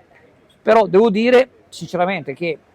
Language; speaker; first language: Italian; native; Italian